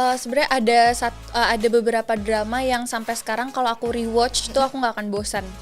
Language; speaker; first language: Indonesian; native; Indonesian